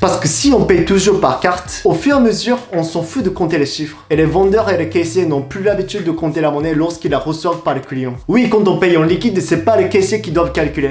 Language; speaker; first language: French; non-native, fluent; Japanese